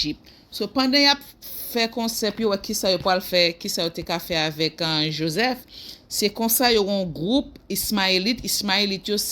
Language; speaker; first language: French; non-native, local second language; Haitian Creole